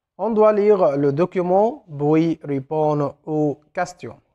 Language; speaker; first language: French; non-native, fluent; Arabic